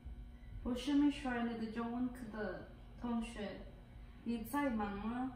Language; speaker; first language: Chinese; non-native, learner; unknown